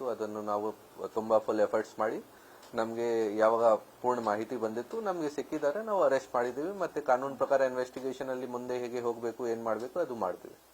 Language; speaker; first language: Kannada; non-native, local second language; Hindi